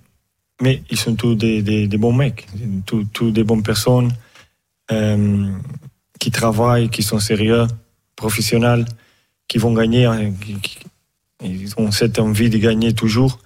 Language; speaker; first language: French; non-native, fluent; Portuguese